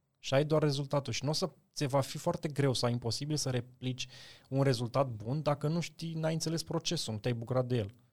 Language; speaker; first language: Romanian; native; Romanian